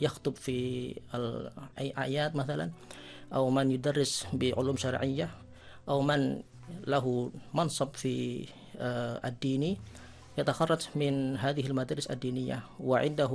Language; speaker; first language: Arabic; non-native, fluent; Indonesian